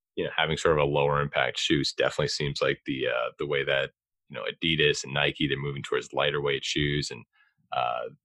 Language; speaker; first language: English; native; English